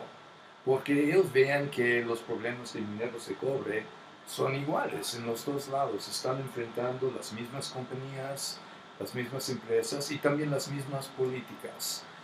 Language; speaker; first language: Spanish; non-native, fluent; English